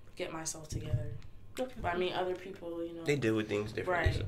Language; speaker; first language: English; early bilingual, other home language; Haitian Creole